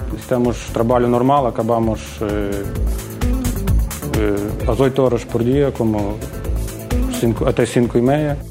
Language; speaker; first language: Portuguese; non-native, learner; Ukrainian